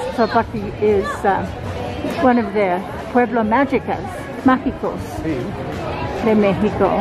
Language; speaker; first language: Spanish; non-native, learner; English